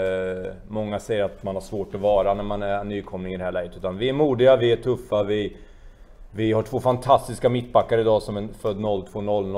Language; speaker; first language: Swedish; native; Swedish